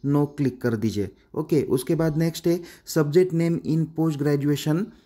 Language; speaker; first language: Hindi; non-native, local second language; Marathi